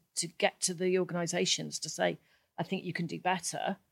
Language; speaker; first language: English; native; English